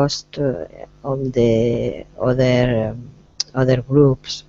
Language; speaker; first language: English; non-native, learner; Spanish